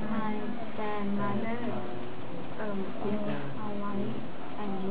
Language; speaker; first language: English; non-native, learner; Thai